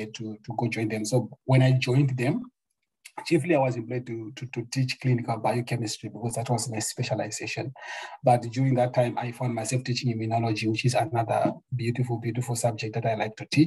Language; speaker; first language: English; non-native, local second language; Shona